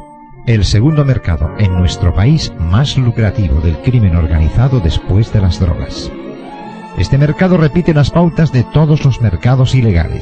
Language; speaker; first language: Spanish; native; Spanish